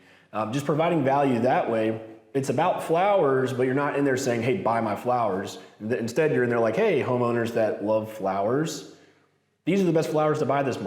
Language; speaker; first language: English; native; English